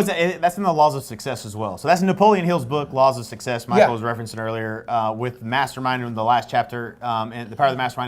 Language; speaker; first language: English; native; English